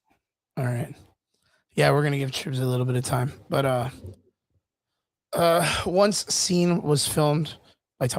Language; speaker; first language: English; native; English